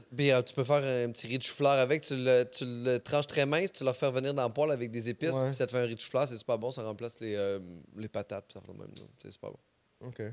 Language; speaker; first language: French; native; French